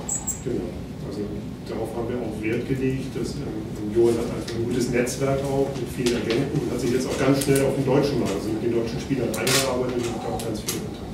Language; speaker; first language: German; native; German